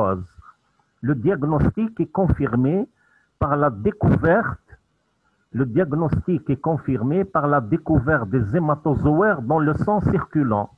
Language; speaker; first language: French; non-native, local second language; Arabic